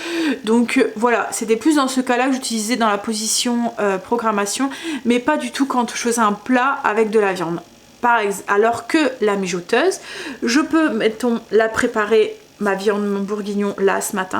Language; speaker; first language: French; native; French